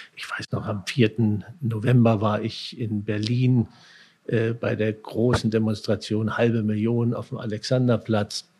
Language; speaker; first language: German; native; German